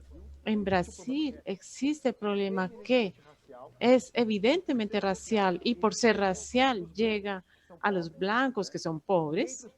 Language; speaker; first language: Spanish; non-native, fluent; Portuguese